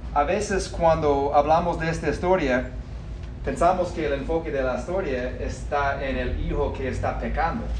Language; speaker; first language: Spanish; non-native, fluent; English